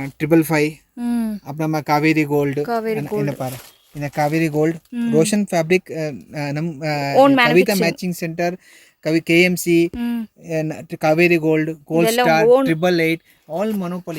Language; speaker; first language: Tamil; non-native, learner; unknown